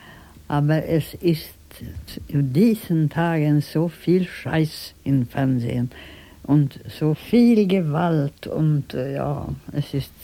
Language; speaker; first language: German; non-native, fluent; Swedish